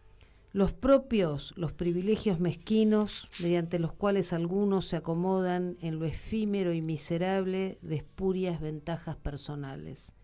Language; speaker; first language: Spanish; native; Spanish